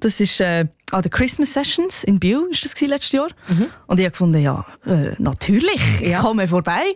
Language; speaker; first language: German; native; German